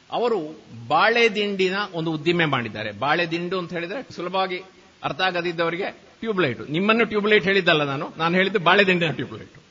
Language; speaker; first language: Kannada; native; Kannada